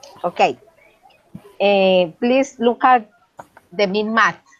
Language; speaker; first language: English; non-native, learner; Spanish